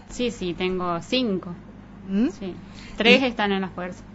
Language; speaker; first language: Spanish; native; Spanish